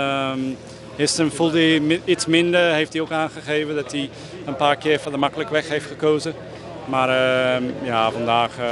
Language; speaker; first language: Dutch; non-native, fluent; English